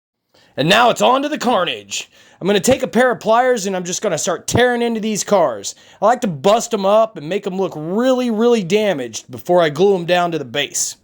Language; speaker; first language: English; native; English